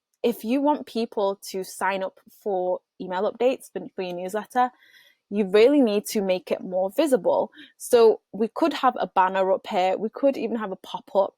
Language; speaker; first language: English; native; English